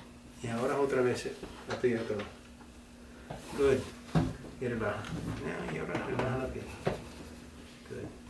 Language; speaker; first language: Spanish; non-native, learner; English